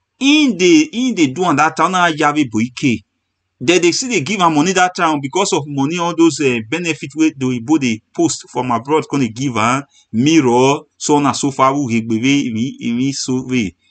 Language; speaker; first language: Nigerian Pidgin; non-native, local second language; Bini